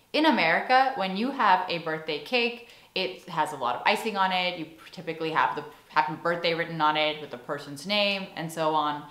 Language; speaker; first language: English; native; English